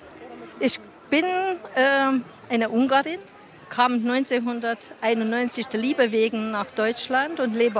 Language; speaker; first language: German; non-native, fluent; Hungarian